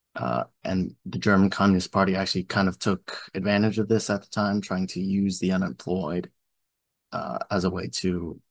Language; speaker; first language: English; native; English